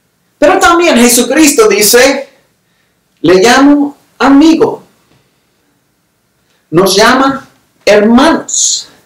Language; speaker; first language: Spanish; non-native, fluent; English